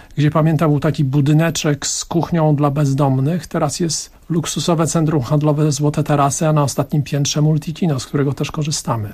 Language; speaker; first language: Polish; native; Polish